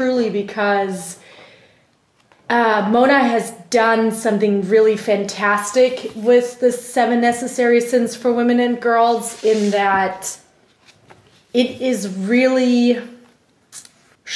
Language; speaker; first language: English; non-native, fluent; German